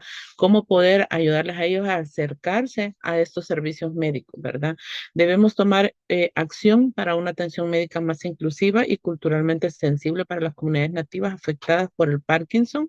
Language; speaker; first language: Spanish; native; Spanish